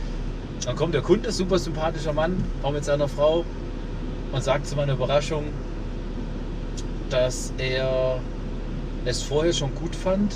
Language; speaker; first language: German; native; German